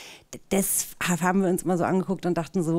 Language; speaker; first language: German; native; German